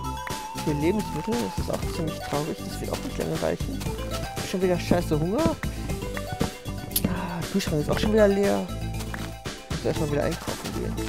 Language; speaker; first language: German; native; German